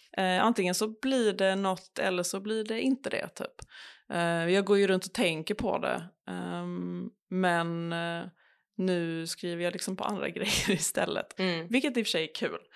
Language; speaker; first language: Swedish; native; Swedish